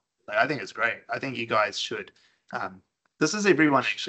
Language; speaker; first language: English; native; English